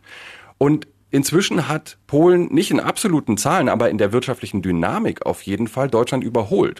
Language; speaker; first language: German; native; German